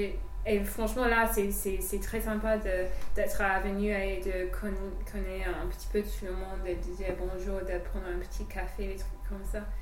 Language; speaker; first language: French; non-native, fluent; English